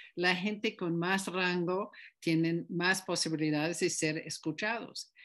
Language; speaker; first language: Spanish; non-native, fluent; English